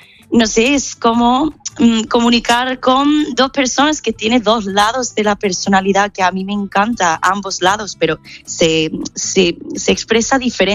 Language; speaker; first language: Spanish; non-native, fluent; English